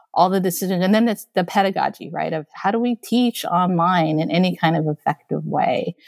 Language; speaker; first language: English; early bilingual, other home language; Japanese